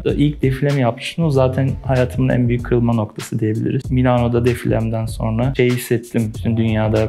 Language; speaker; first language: Turkish; early bilingual, heritage; Turkish